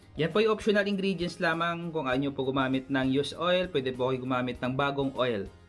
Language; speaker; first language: Filipino; non-native, local second language; Cebuano